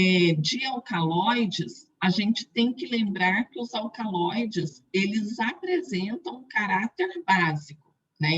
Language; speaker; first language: Portuguese; native; Portuguese